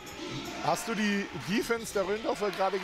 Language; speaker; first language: German; native; German